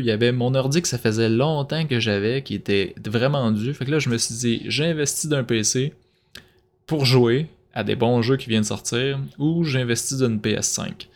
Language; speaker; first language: French; native; French